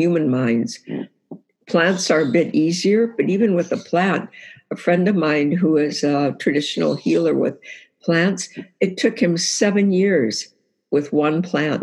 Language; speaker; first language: English; native; English